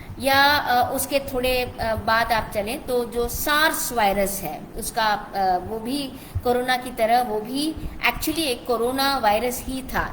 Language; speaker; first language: Hindi; non-native, local second language; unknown